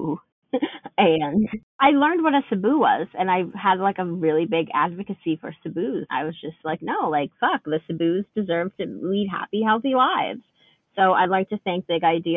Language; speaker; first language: English; native; English